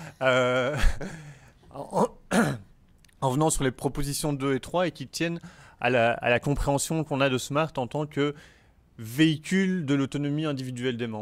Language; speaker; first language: French; native; French